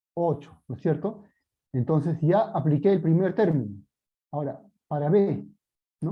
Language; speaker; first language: Spanish; native; Spanish